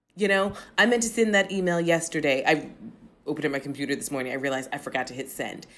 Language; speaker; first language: English; native; English